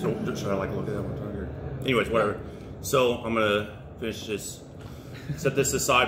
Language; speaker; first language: English; native; English